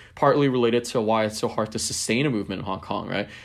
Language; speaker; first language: English; non-native, local second language; Cantonese